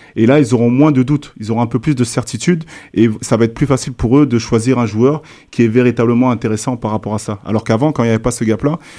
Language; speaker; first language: French; native; French